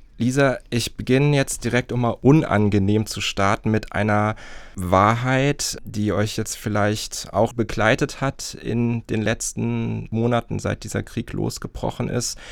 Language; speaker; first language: German; native; German